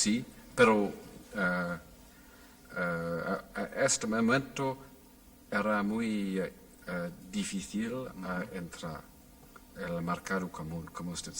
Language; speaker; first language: Spanish; non-native, fluent; English